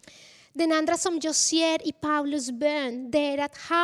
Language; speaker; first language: Swedish; non-native, fluent; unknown